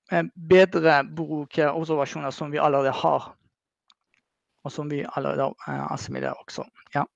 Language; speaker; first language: Norwegian; non-native, fluent; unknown